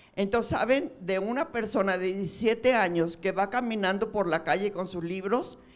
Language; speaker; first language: Spanish; native; Spanish